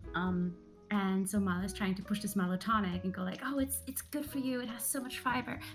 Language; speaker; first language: English; early bilingual, other home language; German